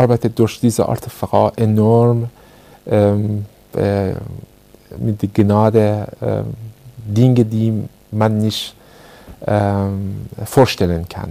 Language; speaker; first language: German; non-native, fluent; Persian